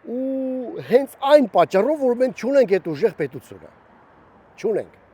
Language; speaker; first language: Armenian; native; Armenian